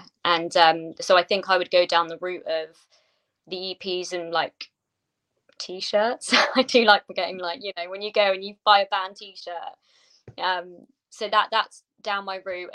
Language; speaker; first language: English; native; English